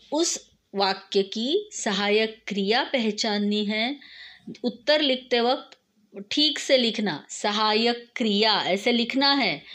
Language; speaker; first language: Hindi; non-native, local second language; Marathi